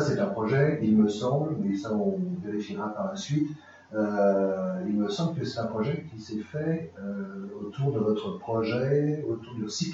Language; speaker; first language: French; native; French